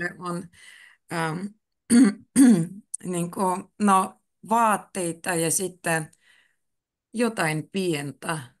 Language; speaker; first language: Finnish; native; Finnish